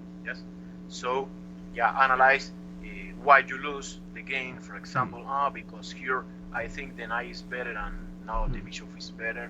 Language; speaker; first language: English; non-native, learner; Spanish